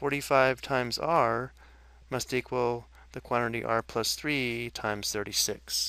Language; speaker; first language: English; native; English